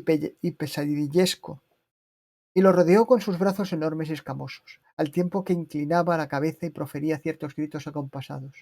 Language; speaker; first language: Spanish; native; Spanish